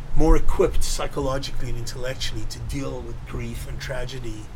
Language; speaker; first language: English; native; English